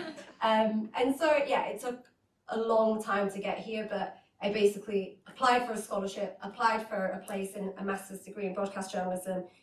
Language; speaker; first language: English; native; English